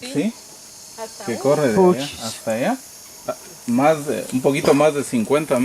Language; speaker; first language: Spanish; native; Spanish